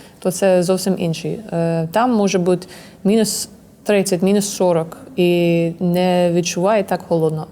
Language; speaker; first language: Ukrainian; non-native, learner; English